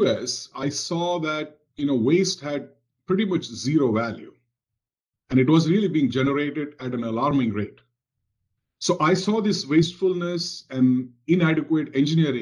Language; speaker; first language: English; non-native, local second language; Marathi